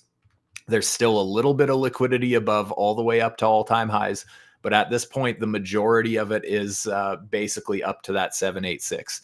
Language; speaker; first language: English; native; English